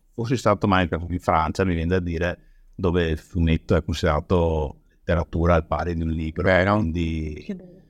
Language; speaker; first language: Italian; native; Italian